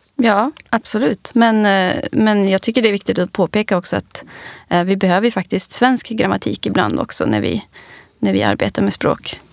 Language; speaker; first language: Swedish; early bilingual, other home language; English